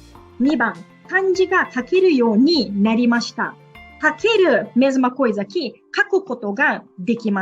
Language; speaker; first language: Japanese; non-native, fluent; Portuguese